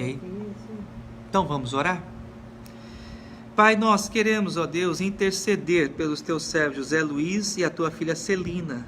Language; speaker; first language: Portuguese; native; Portuguese